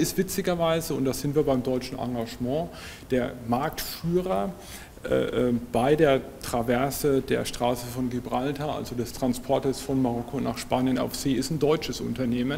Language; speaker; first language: German; native; German